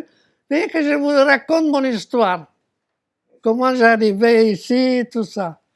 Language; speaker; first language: French; non-native, fluent; Romanian